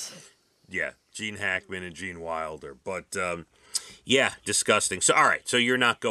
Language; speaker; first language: English; native; English